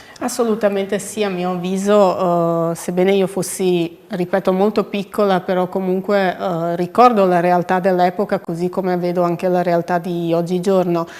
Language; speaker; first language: Italian; early bilingual, other home language; Bosnian